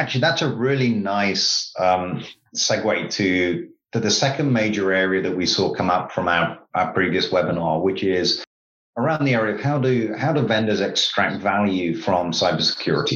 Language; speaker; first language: English; native; English